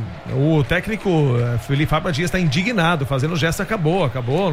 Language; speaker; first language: Portuguese; native; Portuguese